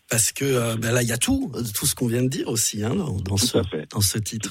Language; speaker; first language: French; native; French